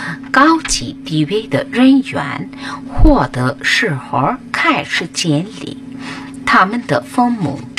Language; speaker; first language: Chinese; non-native, fluent; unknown